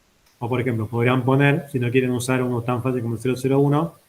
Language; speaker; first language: Spanish; native; Spanish